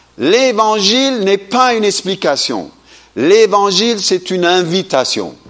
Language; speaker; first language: French; non-native, fluent; Amharic